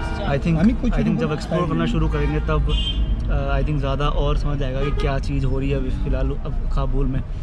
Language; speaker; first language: Hindi; native; Hindi